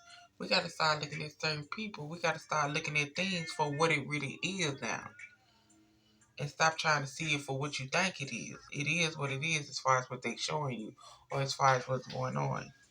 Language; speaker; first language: English; native; English